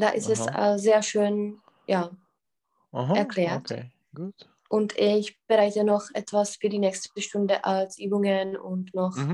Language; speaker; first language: German; non-native, fluent; Czech